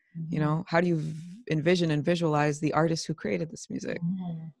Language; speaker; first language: English; native; English